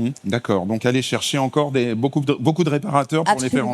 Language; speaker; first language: French; native; French